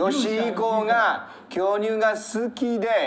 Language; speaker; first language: Japanese; non-native, learner; Chinese